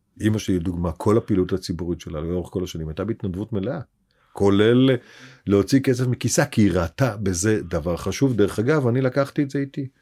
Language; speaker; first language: Hebrew; native; Hebrew